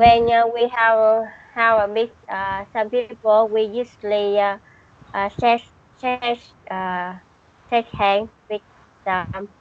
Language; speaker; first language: English; non-native, learner; Vietnamese